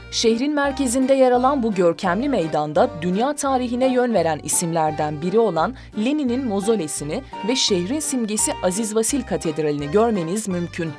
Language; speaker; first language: Turkish; native; Turkish